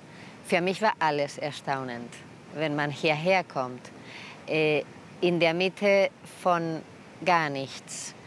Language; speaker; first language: German; non-native, fluent; Spanish